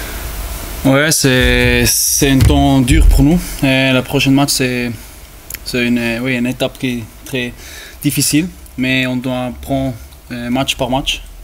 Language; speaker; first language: French; non-native, learner; German